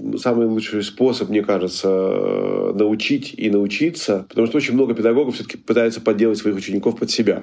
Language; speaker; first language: Russian; native; Russian